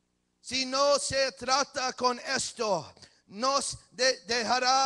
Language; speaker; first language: Spanish; early bilingual, heritage; English